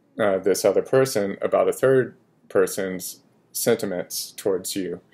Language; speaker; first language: English; native; English